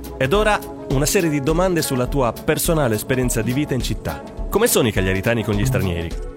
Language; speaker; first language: Italian; native; Italian